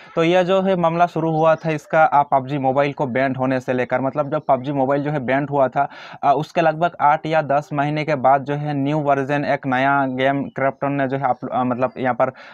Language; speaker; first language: Hindi; native; Hindi